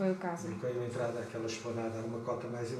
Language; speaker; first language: Portuguese; native; Portuguese